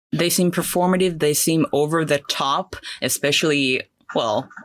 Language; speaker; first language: English; non-native, fluent; Finnish